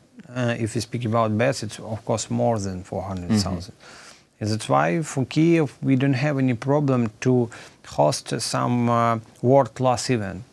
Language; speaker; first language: English; non-native, learner; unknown